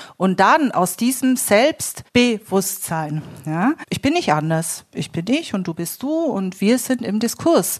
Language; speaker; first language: German; native; German